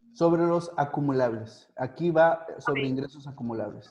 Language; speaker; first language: Spanish; native; Spanish